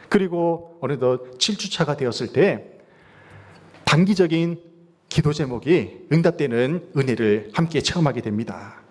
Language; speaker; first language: Korean; native; Korean